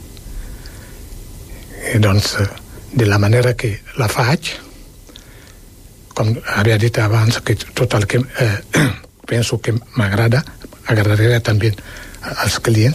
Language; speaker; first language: Catalan; non-native, fluent; Wolof